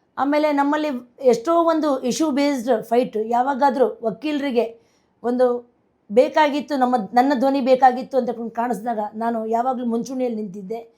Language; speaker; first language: Kannada; non-native, local second language; Konkani